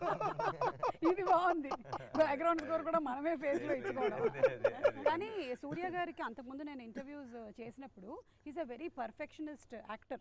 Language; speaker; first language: Telugu; native; Telugu